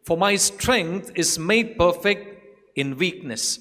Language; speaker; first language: English; non-native, local second language; Tamil